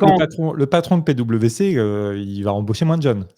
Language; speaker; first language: French; native; French